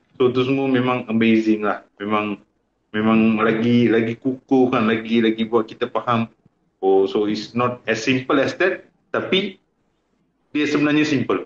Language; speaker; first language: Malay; non-native, local second language; Tamil